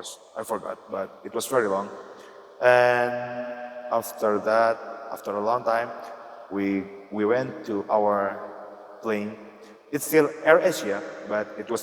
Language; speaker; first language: English; non-native, learner; Indonesian